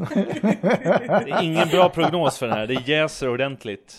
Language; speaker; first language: Swedish; native; Swedish